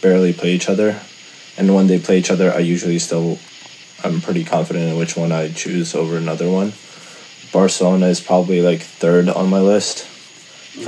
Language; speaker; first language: English; non-native, fluent; Russian